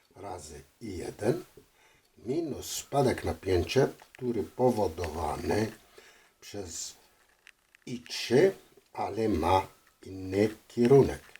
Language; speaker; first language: Polish; non-native, fluent; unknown